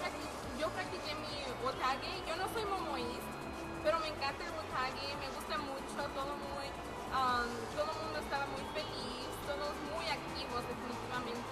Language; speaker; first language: Spanish; early bilingual, heritage; Spanish